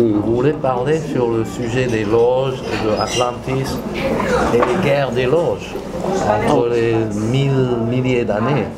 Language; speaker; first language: French; non-native, fluent; English